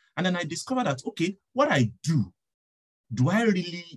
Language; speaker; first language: English; non-native, local second language; Yoruba